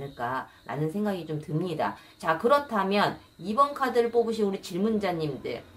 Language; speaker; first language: Korean; native; Korean